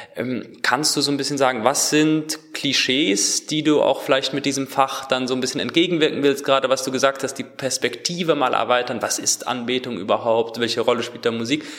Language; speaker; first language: German; native; German